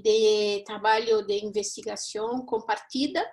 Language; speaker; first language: Spanish; non-native, fluent; Portuguese